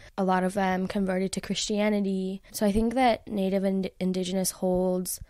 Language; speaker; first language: English; native; English